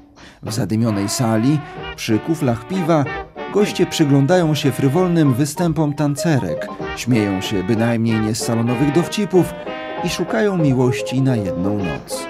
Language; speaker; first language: Polish; native; Polish